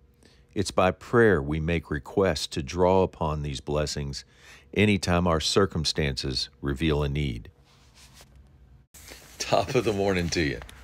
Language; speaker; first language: English; native; English